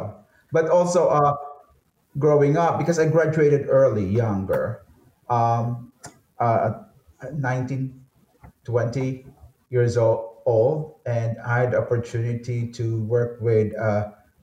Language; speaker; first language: English; non-native, local second language; Filipino